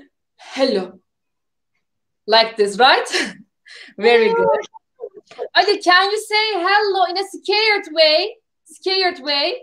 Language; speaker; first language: English; non-native, fluent; Turkish